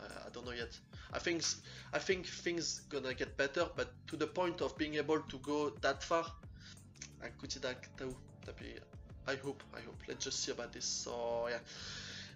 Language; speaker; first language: English; non-native, fluent; French